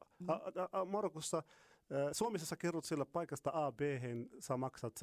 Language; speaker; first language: Finnish; non-native, fluent; Arabic